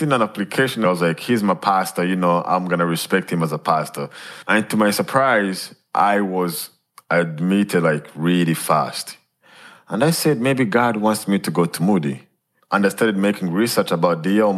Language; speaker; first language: English; non-native, local second language; Kinyarwanda